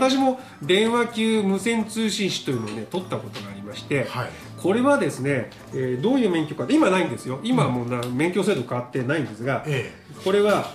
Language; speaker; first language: Japanese; native; Japanese